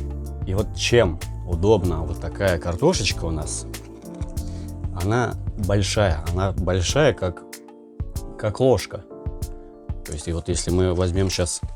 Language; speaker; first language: Russian; native; Russian